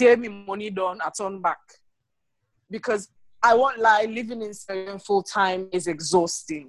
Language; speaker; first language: English; non-native, local second language; Krio